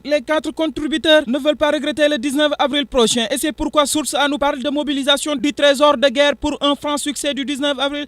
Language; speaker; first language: French; non-native, local second language; Wolof